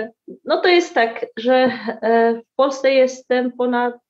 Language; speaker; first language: Polish; early bilingual, heritage; Arabic